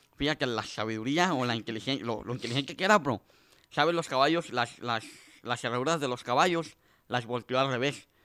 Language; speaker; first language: Spanish; native; Spanish